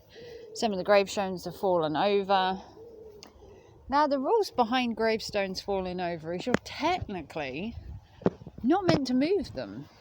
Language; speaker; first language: English; native; English